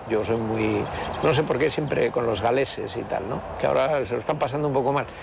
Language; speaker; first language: Spanish; native; Spanish